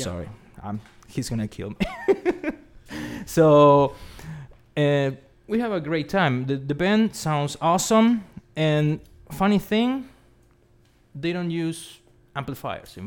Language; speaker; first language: English; non-native, fluent; Spanish